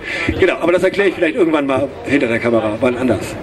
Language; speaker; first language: German; native; German